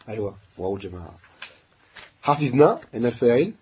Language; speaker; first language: Arabic; non-native, fluent; French